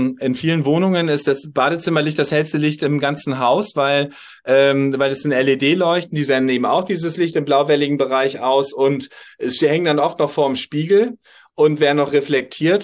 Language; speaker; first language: German; native; German